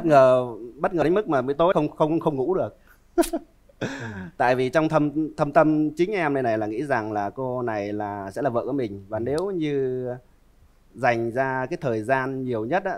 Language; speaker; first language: Vietnamese; native; Vietnamese